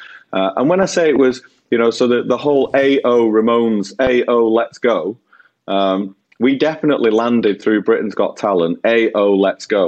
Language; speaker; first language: English; native; English